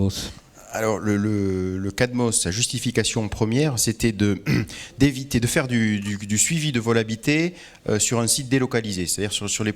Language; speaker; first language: French; native; French